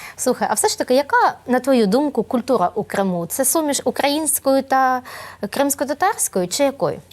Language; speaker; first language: Ukrainian; native; Ukrainian